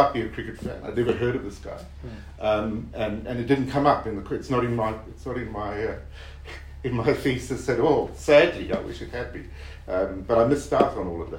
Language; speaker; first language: English; native; English